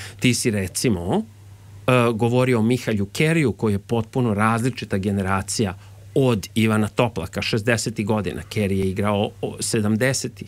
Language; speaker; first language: Serbian; native; Serbian